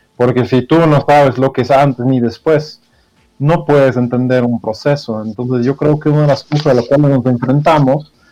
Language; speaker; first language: Spanish; non-native, fluent; Dutch